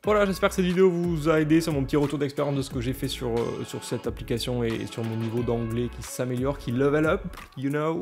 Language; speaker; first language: French; native; French